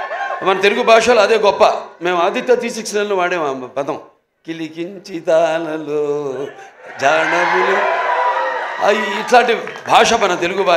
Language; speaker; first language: Telugu; native; Telugu